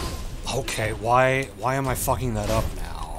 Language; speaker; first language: English; native; English